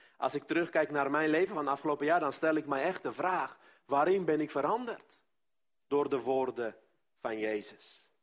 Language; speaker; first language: Dutch; non-native, fluent; Armenian